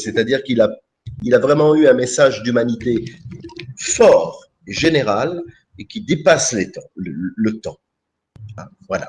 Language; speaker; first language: French; native; French